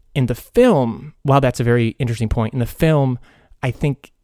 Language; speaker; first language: English; early bilingual, other home language; Hungarian